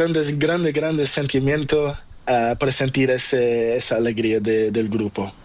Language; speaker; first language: Spanish; non-native, learner; Portuguese